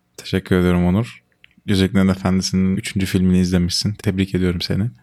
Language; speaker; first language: Turkish; native; Turkish